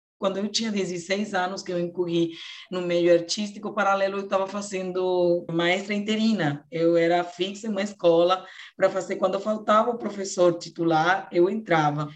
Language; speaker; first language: Portuguese; non-native, fluent; Spanish